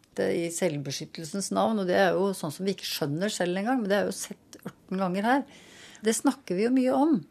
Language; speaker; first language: Norwegian; native; Norwegian